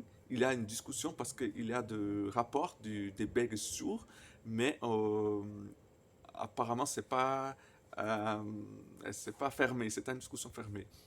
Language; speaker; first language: French; non-native, fluent; Portuguese